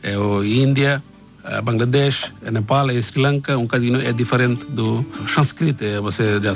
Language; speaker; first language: Portuguese; non-native, learner; Bangla